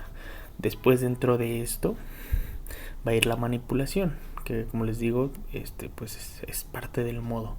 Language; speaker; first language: Spanish; native; Spanish